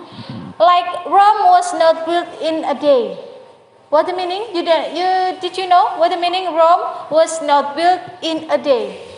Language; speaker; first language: English; non-native, learner; Indonesian